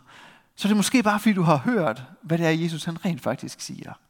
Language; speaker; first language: Danish; native; Danish